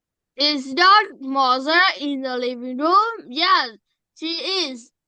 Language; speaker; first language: English; non-native, learner; Vietnamese